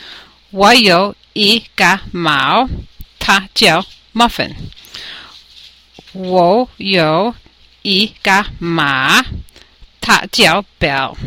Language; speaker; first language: Chinese; non-native, learner; English